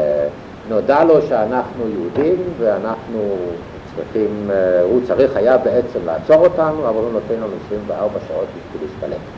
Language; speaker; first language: Hebrew; non-native, fluent; German